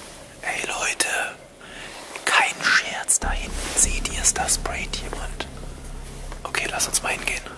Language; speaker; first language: German; native; German